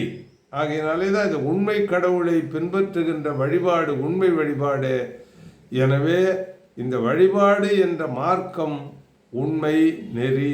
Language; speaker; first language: Tamil; native; Tamil